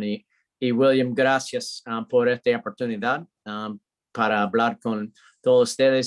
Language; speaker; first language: Spanish; non-native, learner; English